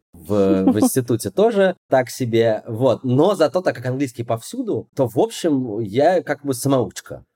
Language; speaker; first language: Russian; native; Russian